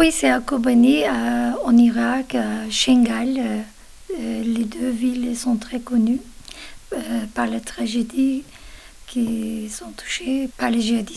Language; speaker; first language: French; non-native, fluent; Kurdish